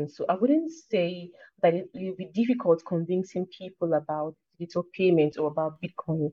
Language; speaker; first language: English; non-native, local second language; Igbo